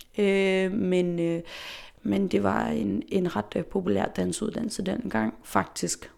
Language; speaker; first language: Danish; non-native, local second language; Faroese